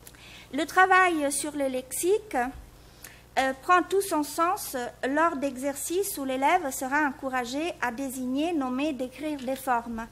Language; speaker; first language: French; native; French